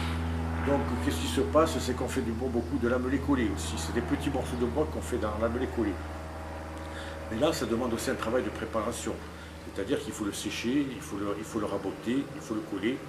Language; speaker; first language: French; native; French